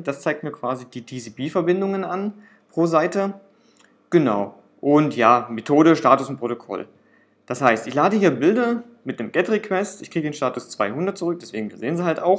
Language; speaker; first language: German; native; German